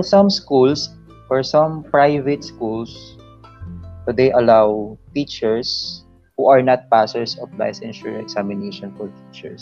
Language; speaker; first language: English; non-native, local second language; Filipino